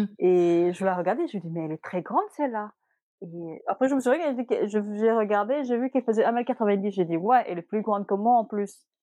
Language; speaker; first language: French; non-native, local second language; Wolof